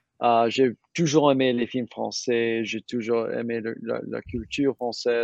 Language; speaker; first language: French; non-native, learner; English